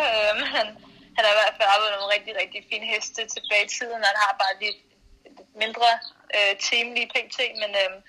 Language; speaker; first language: Danish; native; Danish